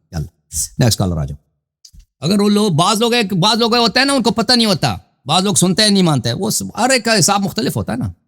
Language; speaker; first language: Urdu; native; Urdu